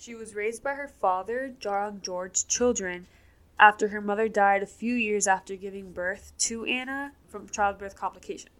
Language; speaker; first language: English; native; English